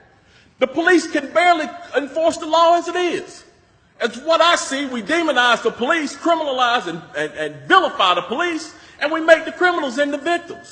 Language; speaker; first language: English; native; English